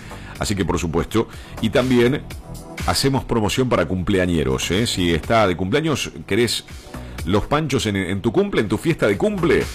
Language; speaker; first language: Spanish; native; Spanish